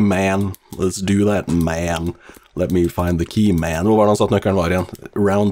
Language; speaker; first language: Norwegian; native; Norwegian